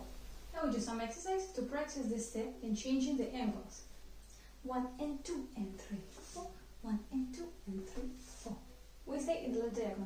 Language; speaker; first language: English; non-native, fluent; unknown